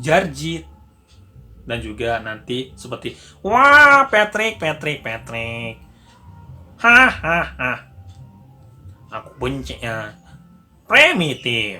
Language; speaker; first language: Indonesian; native; Indonesian